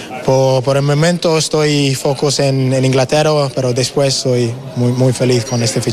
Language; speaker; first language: Spanish; non-native, learner; English